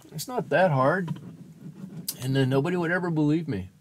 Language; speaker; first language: English; native; English